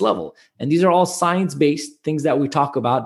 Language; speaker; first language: English; native; English